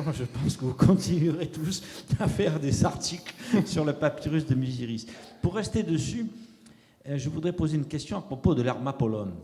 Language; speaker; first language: French; native; French